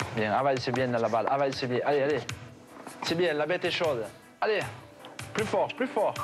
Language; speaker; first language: French; non-native, fluent; English